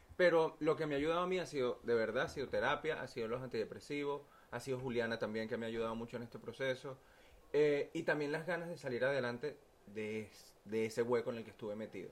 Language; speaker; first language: Spanish; native; Spanish